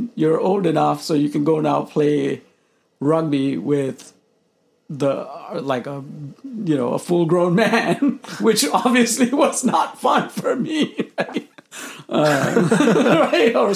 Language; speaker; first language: English; non-native, local second language; Sinhala